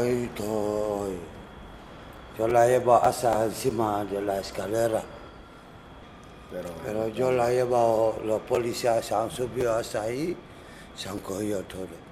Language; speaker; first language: Spanish; non-native, learner; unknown